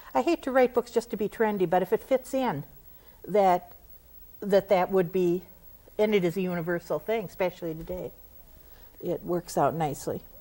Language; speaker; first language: English; native; English